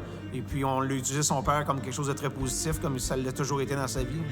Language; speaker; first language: French; native; French